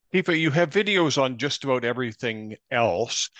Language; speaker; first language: English; native; English